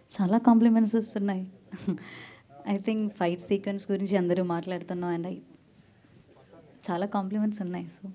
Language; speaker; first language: Telugu; non-native, learner; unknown